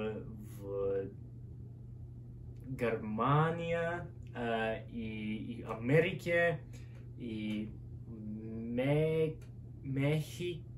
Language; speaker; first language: Russian; non-native, learner; English